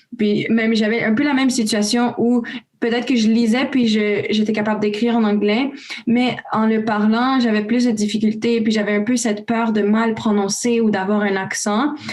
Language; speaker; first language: French; early bilingual, other home language; Romanian